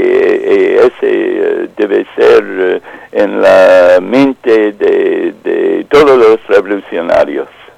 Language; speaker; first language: Spanish; non-native, fluent; English